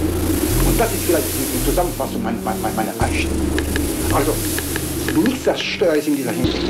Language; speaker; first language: German; non-native, fluent; Romanian